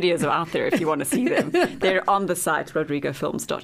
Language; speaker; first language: English; native; English